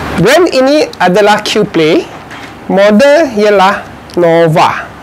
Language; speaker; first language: Malay; non-native, local second language; Chinese